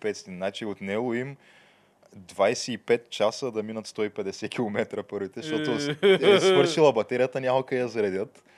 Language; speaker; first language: Bulgarian; native; Bulgarian